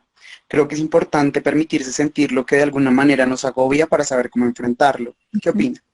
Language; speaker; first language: Spanish; native; Spanish